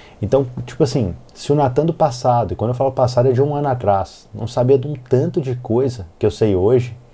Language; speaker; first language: Portuguese; native; Portuguese